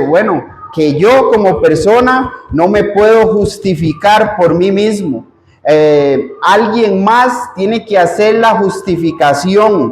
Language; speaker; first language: Spanish; native; Spanish